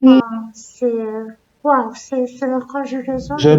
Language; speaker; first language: French; non-native, learner; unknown